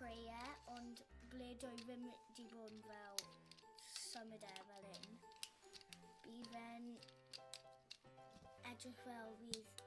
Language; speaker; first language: Welsh; non-native, local second language; English